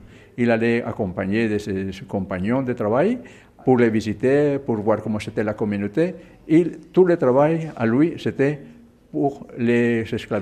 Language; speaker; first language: French; non-native, fluent; Spanish